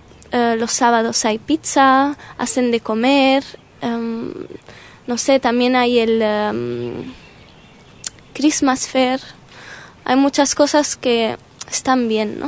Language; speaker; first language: Spanish; early bilingual, heritage; Spanish